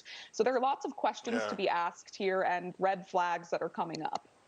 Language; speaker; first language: English; native; English